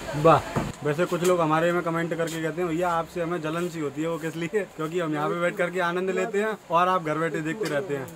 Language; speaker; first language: Hindi; native; Hindi